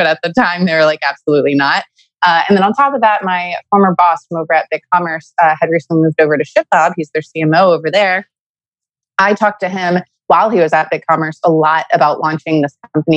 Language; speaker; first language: English; native; English